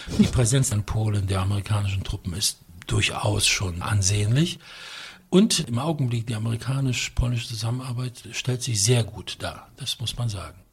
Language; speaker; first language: German; non-native, fluent; Polish